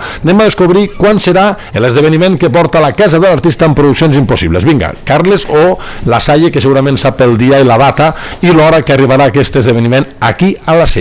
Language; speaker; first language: Catalan; native; Catalan